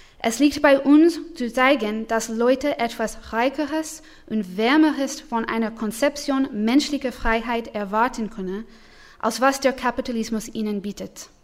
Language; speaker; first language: German; non-native, learner; English